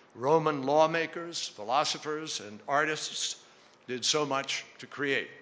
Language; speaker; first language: English; native; English